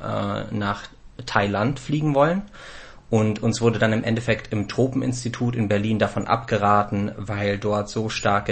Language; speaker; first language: German; native; German